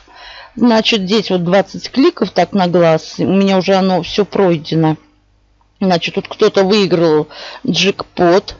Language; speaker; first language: Russian; native; Russian